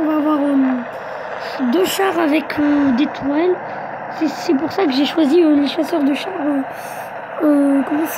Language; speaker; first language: French; native; French